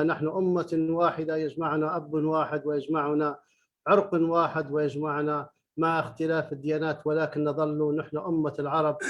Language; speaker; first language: Arabic; native; Arabic